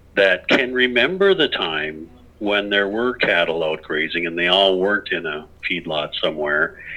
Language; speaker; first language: English; native; English